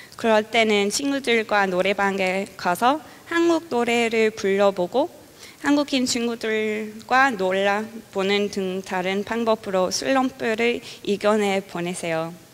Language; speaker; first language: Korean; non-native, fluent; English